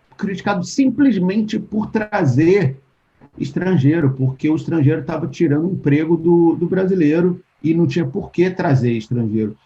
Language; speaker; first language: Portuguese; native; Portuguese